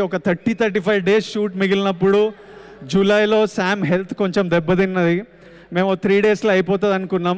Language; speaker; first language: Telugu; native; Telugu